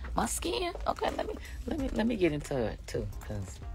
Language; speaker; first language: English; native; English